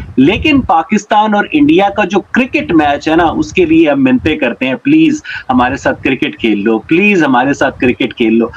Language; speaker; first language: Urdu; native; Urdu